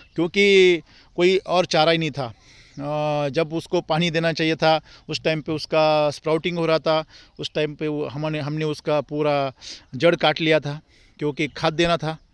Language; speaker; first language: Hindi; non-native, local second language; Marathi